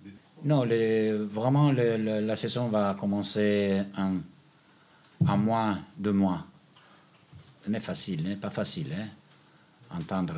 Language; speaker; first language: French; non-native, learner; Italian